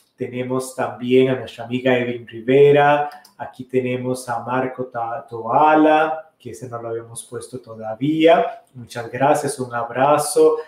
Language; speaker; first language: Spanish; native; Spanish